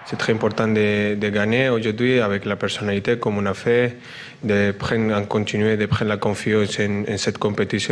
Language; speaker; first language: French; non-native, learner; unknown